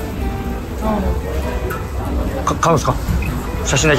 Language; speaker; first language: Japanese; native; Japanese